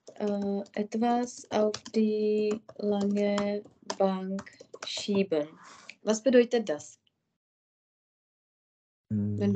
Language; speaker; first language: German; non-native, fluent; Czech